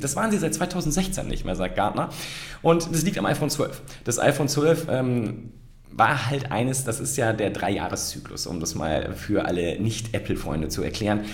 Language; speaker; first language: German; native; German